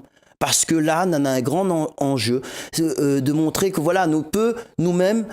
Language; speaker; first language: French; non-native, local second language; Réunion Creole French